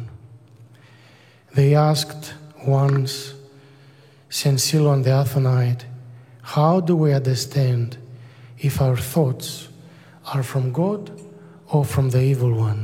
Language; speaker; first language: English; non-native, fluent; Greek